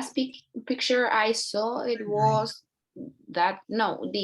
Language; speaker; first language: English; non-native, learner; Spanish